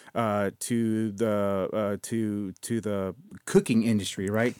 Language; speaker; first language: English; early bilingual, other home language; Spanish